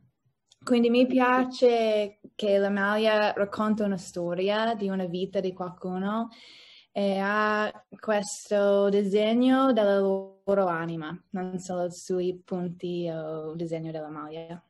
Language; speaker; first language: Italian; non-native, learner; English